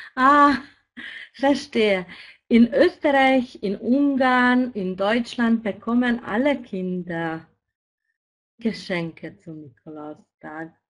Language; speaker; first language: German; non-native, fluent; Hungarian